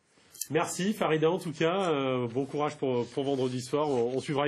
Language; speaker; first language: French; native; French